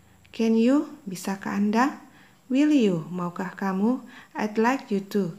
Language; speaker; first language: English; non-native, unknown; Indonesian